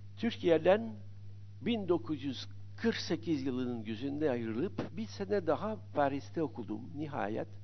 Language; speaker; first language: Turkish; non-native, fluent; French